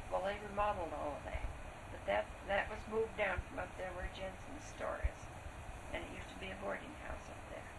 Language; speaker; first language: English; native; English